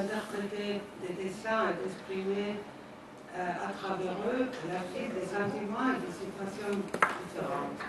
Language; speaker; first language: French; non-native, fluent; Spanish